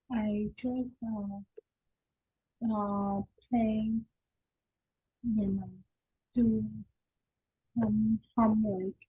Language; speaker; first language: English; non-native, learner; Vietnamese